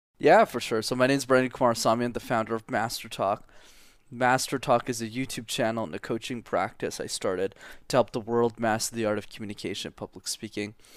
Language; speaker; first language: English; native; English